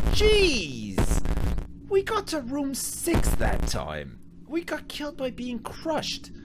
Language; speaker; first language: English; native; English